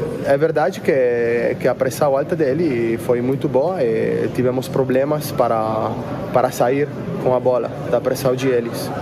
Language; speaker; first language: Portuguese; non-native, learner; Italian